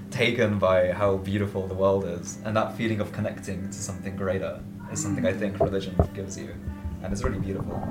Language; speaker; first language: English; native; English